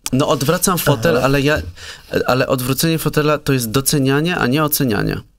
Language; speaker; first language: Polish; native; Polish